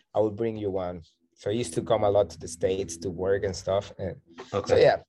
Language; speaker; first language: English; non-native, fluent; Spanish